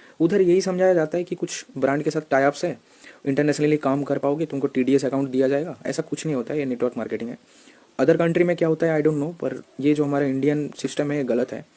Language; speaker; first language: Hindi; non-native, local second language; Bangla